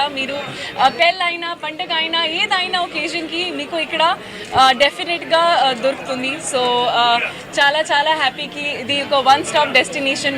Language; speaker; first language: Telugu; non-native, learner; Hindi